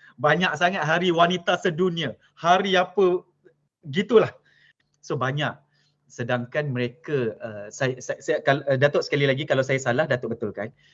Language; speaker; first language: Malay; native; Malay